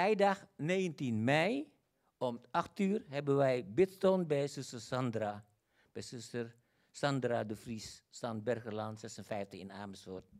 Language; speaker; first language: Dutch; non-native, fluent; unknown